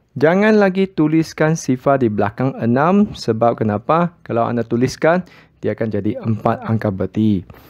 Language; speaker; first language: Malay; non-native, local second language; Chinese